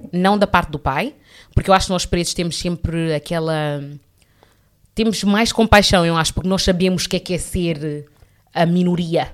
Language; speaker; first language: Portuguese; early bilingual, heritage; Portuguese